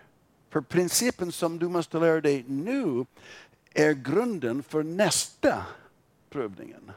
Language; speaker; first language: Swedish; non-native, fluent; English